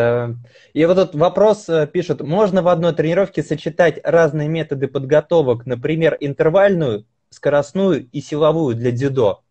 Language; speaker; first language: Russian; native; Russian